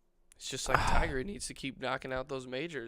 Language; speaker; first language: English; native; English